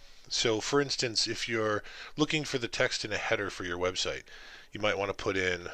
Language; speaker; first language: English; native; English